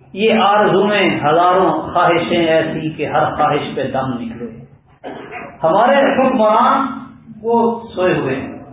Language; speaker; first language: Urdu; non-native, local second language; Punjabi